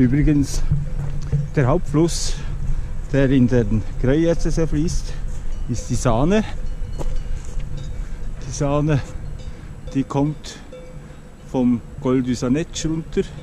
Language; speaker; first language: German; native; German